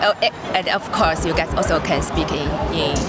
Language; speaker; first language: English; non-native, learner; Chinese